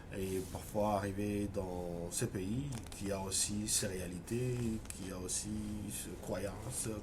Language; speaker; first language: French; non-native, local second language; Swahili